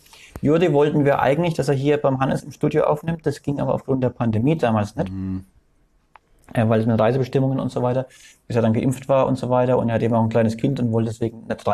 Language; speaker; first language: German; native; German